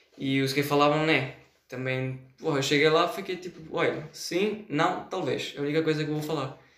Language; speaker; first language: Portuguese; non-native, fluent; Spanish